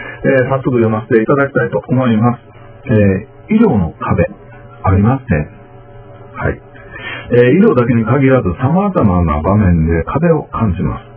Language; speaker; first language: Japanese; native; Japanese